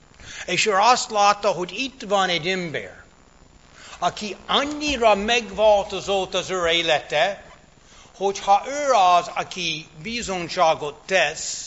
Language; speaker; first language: Hungarian; non-native, fluent; English